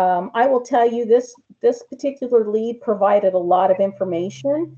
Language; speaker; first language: English; native; English